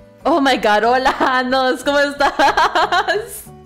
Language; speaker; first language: Spanish; non-native, learner; English